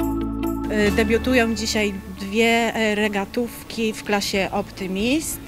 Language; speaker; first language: Polish; native; Polish